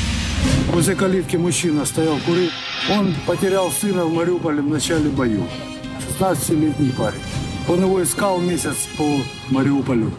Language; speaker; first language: Russian; native; Russian